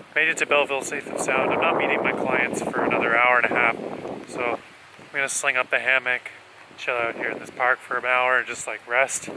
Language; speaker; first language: English; native; English